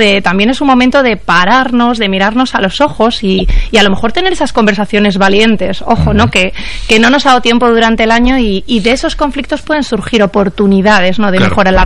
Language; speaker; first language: Spanish; native; Spanish